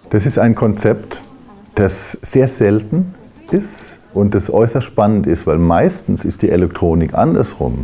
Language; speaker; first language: German; native; German